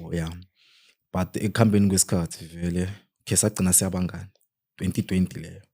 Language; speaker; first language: Zulu; non-native, local second language; Venda